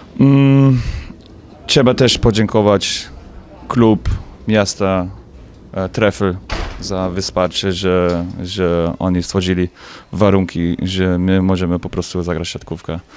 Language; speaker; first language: Polish; non-native, learner; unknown